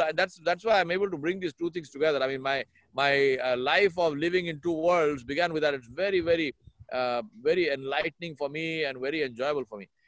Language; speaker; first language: English; non-native, local second language; Urdu